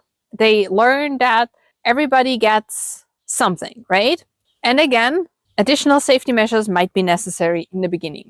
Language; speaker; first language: English; non-native, fluent; German